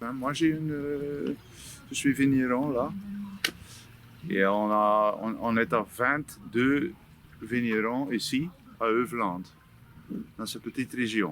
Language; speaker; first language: French; non-native, local second language; Dutch